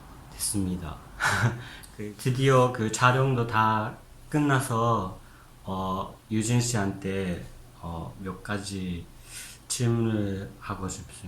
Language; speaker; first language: Korean; non-native, fluent; Japanese